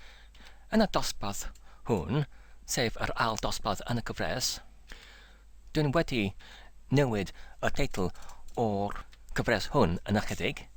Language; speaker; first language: Welsh; non-native, learner; English